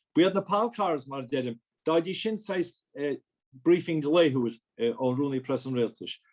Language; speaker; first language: Irish; native; Irish